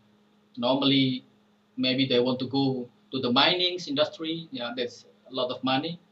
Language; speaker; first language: English; non-native, fluent; Indonesian